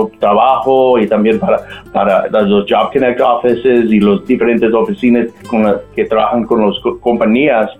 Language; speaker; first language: Spanish; non-native, local second language; English